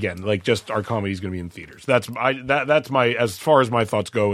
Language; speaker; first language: English; native; English